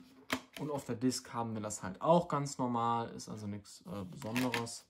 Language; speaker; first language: German; native; German